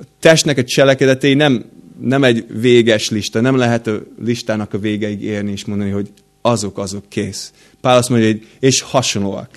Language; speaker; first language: Hungarian; non-native, fluent; English